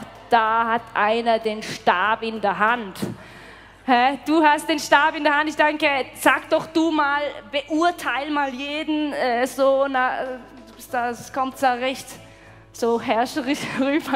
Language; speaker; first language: German; native; German